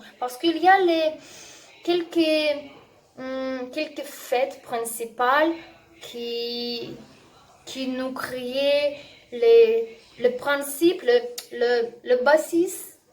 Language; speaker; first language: French; non-native, learner; Russian